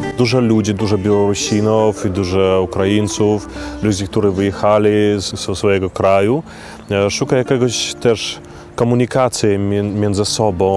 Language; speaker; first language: Polish; non-native, fluent; Belarusian